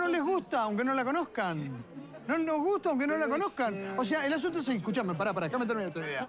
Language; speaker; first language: Spanish; native; Spanish